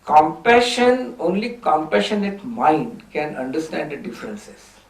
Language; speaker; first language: English; non-native, local second language; Hindi